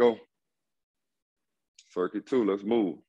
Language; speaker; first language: English; native; English